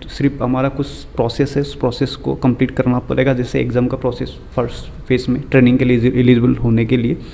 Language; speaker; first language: Hindi; non-native, local second language; Assamese